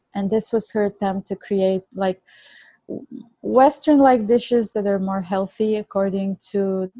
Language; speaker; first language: English; non-native, fluent; Bulgarian